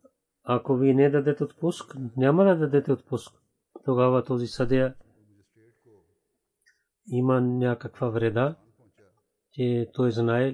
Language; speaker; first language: Bulgarian; non-native, learner; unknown